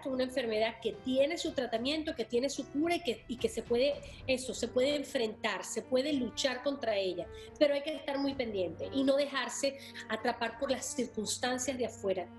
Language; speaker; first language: Spanish; native; Spanish